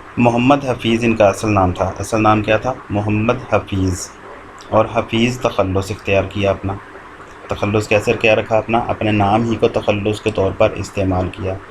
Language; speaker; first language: Urdu; non-native, local second language; Punjabi